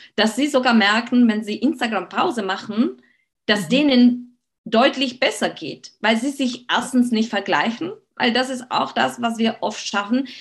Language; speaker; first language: German; non-native, fluent; Slovak